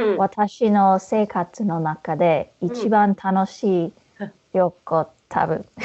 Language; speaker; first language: Japanese; non-native, fluent; English